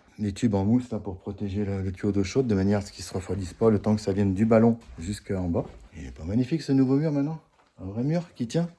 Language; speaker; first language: French; native; French